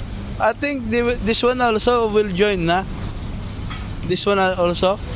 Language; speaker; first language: English; non-native, local second language; Filipino